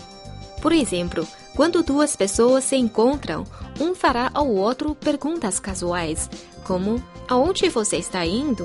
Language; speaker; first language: Portuguese; non-native, fluent; Chinese